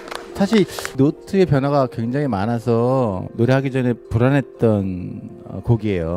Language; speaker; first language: Korean; native; Korean